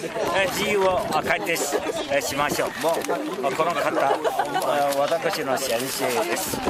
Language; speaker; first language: Japanese; non-native, learner; Chinese